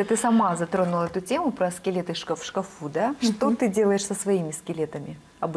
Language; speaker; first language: Russian; native; Russian